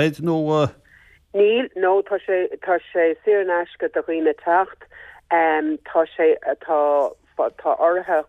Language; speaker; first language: Irish; native; Irish